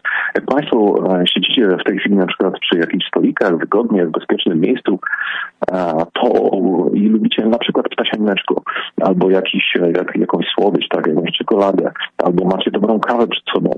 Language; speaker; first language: Polish; native; Polish